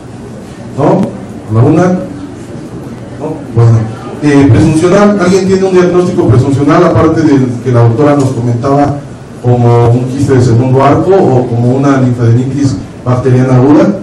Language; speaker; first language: Spanish; native; Spanish